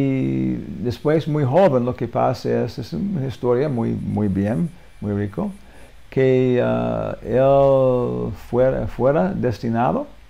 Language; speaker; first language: Spanish; non-native, learner; English